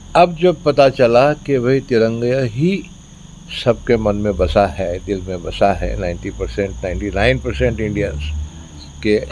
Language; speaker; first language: Hindi; native; Hindi